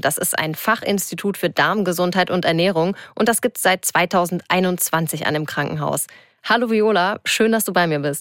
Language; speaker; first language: German; native; German